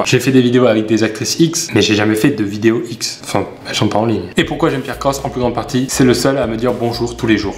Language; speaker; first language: French; native; French